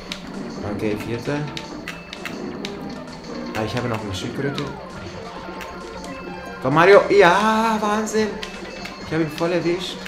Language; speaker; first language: German; native; German